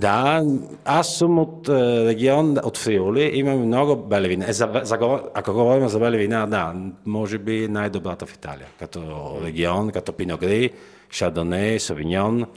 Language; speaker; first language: Bulgarian; non-native, fluent; Italian